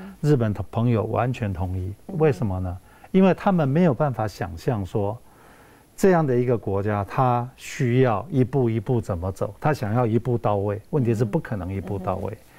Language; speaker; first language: Chinese; native; Chinese